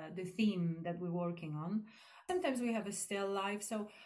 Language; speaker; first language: English; non-native, fluent; Polish